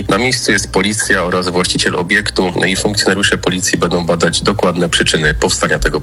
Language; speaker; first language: Polish; native; Polish